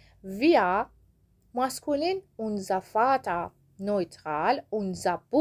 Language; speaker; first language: German; non-native, fluent; Persian